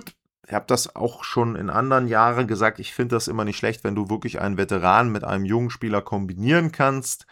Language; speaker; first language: German; native; German